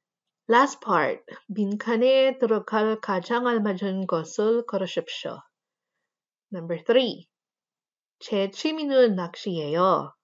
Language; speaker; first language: Korean; non-native, fluent; Filipino